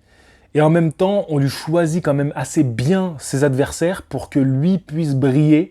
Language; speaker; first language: French; native; French